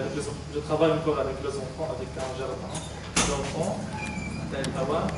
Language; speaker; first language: French; non-native, learner; Arabic